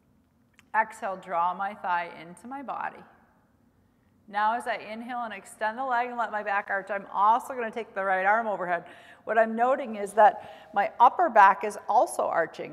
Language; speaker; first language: English; native; English